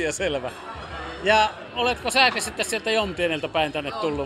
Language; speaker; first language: Finnish; native; Finnish